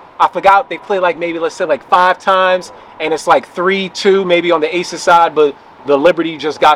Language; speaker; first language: English; native; English